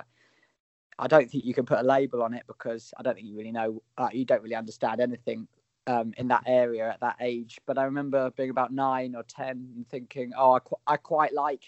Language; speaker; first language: English; native; English